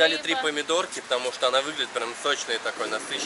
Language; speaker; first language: Russian; native; Russian